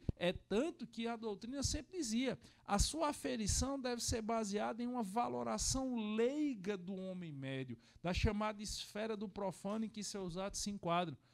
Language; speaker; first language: Portuguese; native; Portuguese